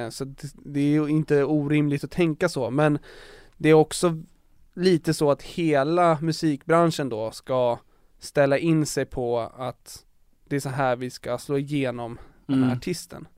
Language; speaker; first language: Swedish; native; Swedish